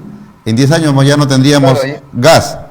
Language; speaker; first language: Spanish; native; Spanish